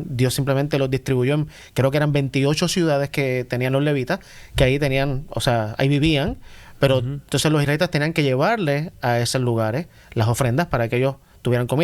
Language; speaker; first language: Spanish; native; Spanish